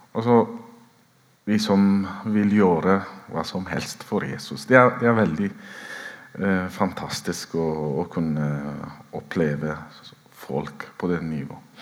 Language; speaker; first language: Norwegian; non-native, fluent; Oromo